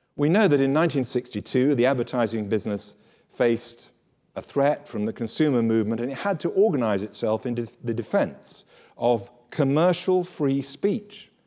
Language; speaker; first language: English; native; English